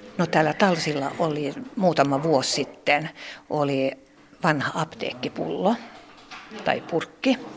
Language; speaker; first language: Finnish; non-native, local second language; Swedish